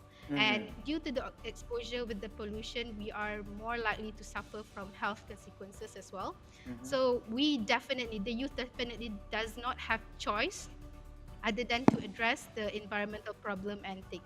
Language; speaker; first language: English; non-native, fluent; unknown